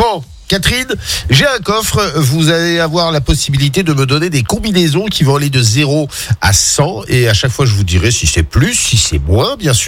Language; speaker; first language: French; native; French